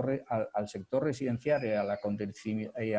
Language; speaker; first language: Spanish; native; Spanish